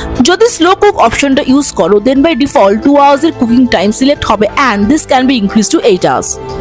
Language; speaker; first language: English; non-native, local second language; Bangla